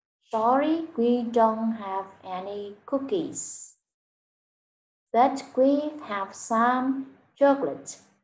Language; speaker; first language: English; non-native, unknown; Vietnamese